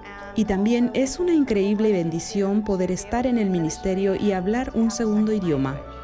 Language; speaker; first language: Spanish; non-native, fluent; English